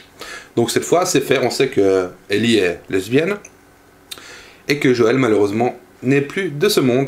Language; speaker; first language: French; native; French